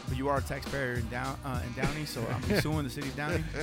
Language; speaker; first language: English; early bilingual, other home language; Spanish